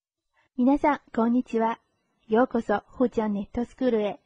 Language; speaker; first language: Japanese; non-native, fluent; Chinese